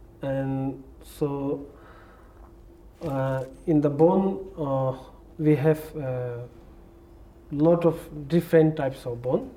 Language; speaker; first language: English; non-native, learner; Tibetan